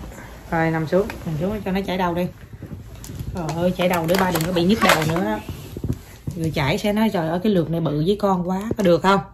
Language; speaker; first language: Vietnamese; native; Vietnamese